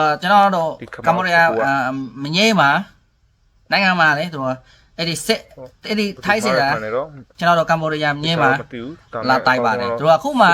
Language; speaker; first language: Burmese; non-native, learner; Khmer